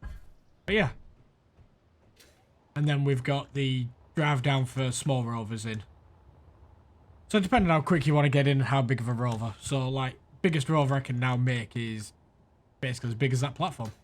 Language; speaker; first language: English; native; English